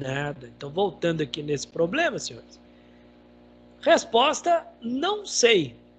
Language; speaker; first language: Portuguese; native; Portuguese